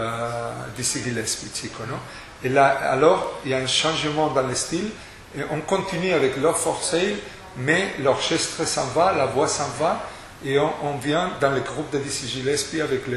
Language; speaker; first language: French; non-native, fluent; Spanish